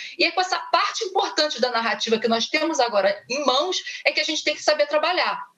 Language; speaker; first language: Portuguese; native; Portuguese